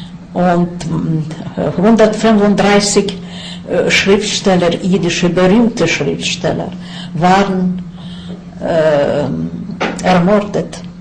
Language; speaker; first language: German; non-native, fluent; Yiddish